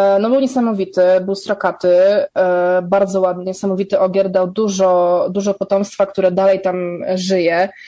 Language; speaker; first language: Polish; native; Polish